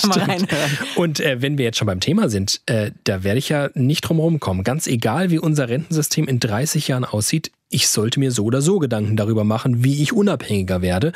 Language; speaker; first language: German; native; German